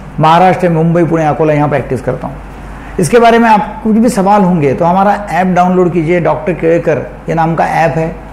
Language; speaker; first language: Hindi; non-native, local second language; Marathi